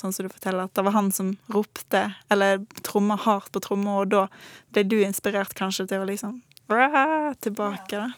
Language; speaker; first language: Norwegian; native; Norwegian